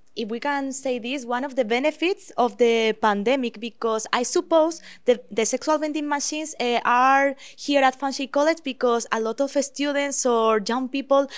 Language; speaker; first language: English; non-native, fluent; Spanish